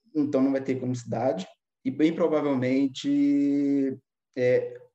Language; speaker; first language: Portuguese; native; Portuguese